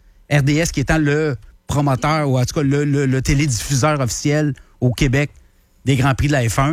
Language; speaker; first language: French; native; French